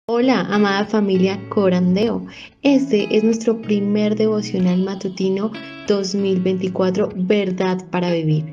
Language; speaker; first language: Spanish; native; Spanish